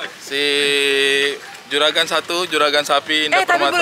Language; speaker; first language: Indonesian; native; Indonesian